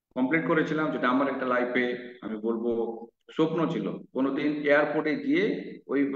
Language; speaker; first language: Bangla; non-native, local second language; Odia